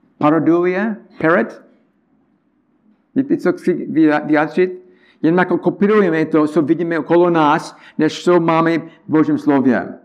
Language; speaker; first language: Czech; non-native, learner; English